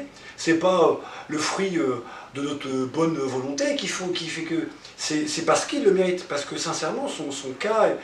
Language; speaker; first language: French; native; French